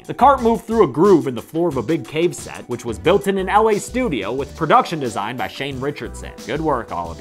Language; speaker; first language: English; native; English